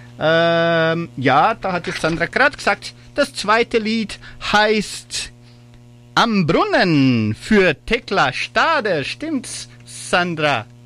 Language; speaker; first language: German; early bilingual, heritage; German